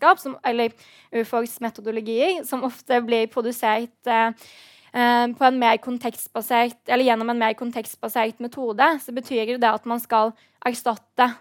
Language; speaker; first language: Norwegian; native; Norwegian